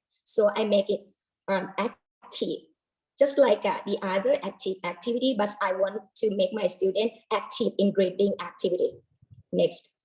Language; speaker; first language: English; non-native, learner; Thai